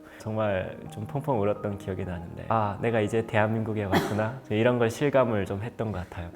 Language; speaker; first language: Korean; native; Korean